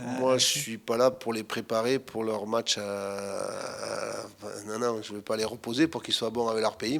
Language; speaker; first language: French; native; French